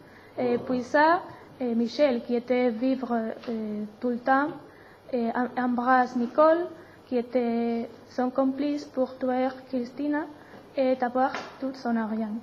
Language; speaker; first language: French; non-native, learner; Spanish